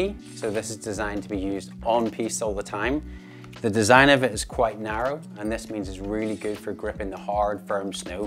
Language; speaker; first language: English; native; English